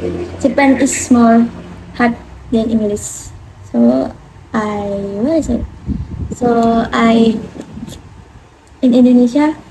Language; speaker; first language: English; non-native, learner; Indonesian